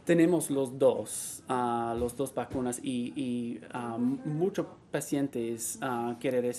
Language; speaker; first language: Spanish; non-native, learner; English